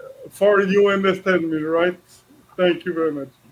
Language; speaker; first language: English; non-native, learner; Portuguese